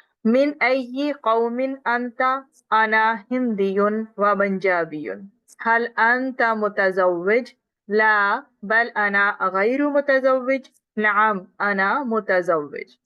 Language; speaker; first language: Arabic; non-native, fluent; Urdu